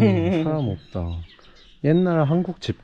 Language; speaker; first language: Korean; native; Korean